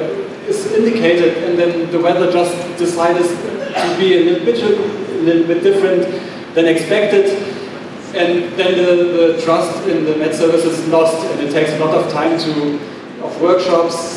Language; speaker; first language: English; non-native, fluent; German